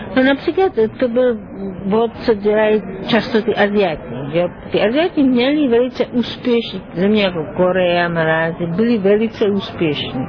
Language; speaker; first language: Czech; non-native, fluent; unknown